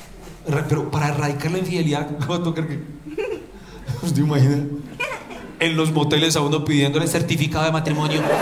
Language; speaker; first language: Spanish; native; Spanish